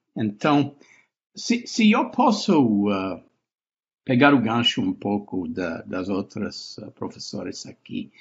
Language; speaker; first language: Portuguese; non-native, fluent; English